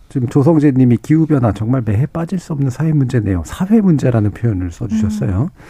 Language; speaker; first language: Korean; native; Korean